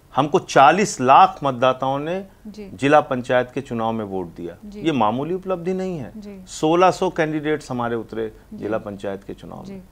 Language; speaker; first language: Hindi; native; Hindi